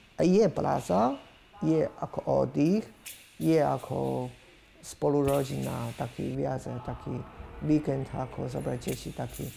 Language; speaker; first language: Slovak; non-native, learner; Chinese